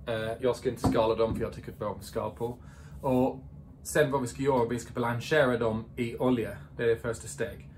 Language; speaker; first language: Swedish; non-native, fluent; English